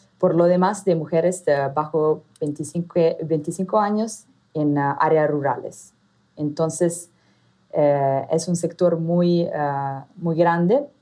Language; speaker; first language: Spanish; non-native, fluent; Italian